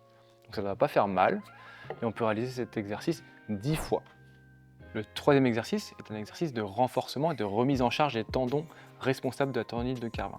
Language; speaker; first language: French; native; French